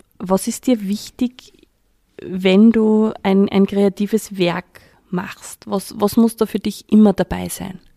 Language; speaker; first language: German; native; German